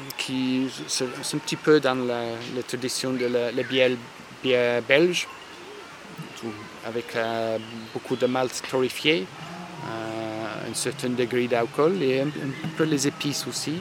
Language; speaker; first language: French; non-native, fluent; English